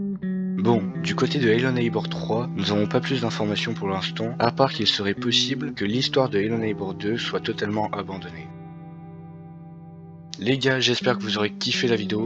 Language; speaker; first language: French; native; French